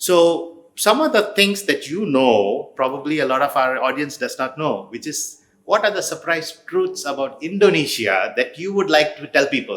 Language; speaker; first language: English; non-native, fluent; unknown